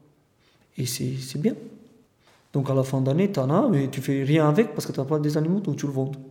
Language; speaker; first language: French; non-native, fluent; Romanian